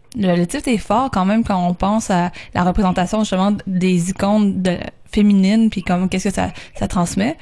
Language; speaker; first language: French; native; French